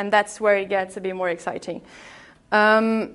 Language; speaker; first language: English; non-native, fluent; Portuguese